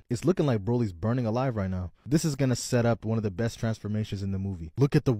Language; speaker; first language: English; native; English